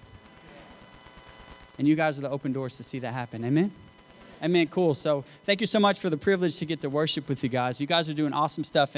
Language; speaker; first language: English; native; English